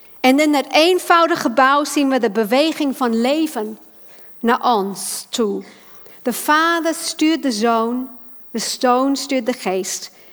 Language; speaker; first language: Dutch; non-native, fluent; English